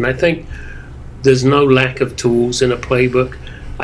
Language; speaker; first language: English; native; English